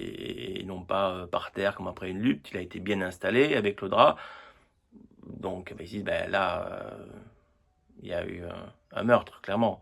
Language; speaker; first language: French; native; French